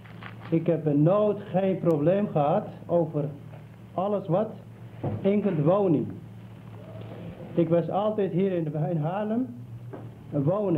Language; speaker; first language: Dutch; non-native, learner; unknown